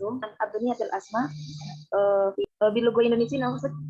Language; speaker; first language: Arabic; non-native, learner; Indonesian